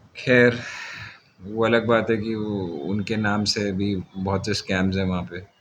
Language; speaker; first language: Hindi; native; Hindi